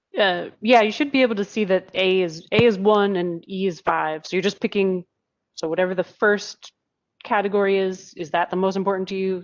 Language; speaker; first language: English; native; English